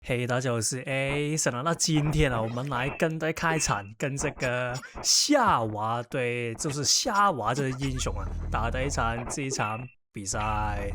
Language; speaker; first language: Chinese; non-native, local second language; Cantonese